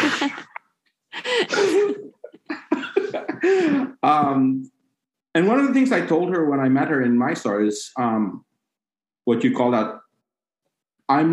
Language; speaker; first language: English; non-native, local second language; Cebuano